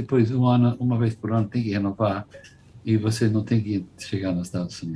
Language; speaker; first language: Portuguese; non-native, fluent; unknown